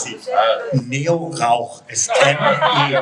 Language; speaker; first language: Spanish; non-native, learner; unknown